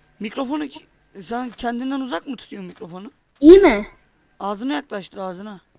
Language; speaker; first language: Turkish; native; Turkish